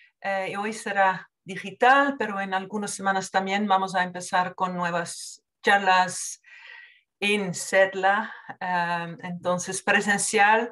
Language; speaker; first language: Spanish; non-native, fluent; Dutch